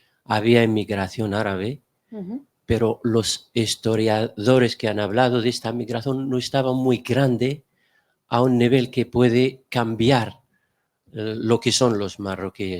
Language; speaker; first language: Spanish; non-native, fluent; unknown